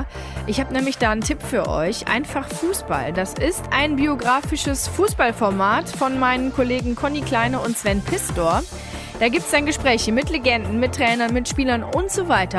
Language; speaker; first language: German; native; German